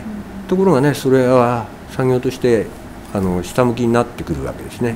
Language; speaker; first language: Japanese; native; Japanese